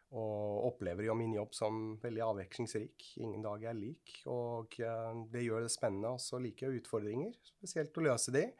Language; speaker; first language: Norwegian; non-native, fluent; Swiss German